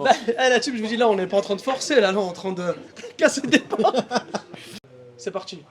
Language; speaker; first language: French; native; French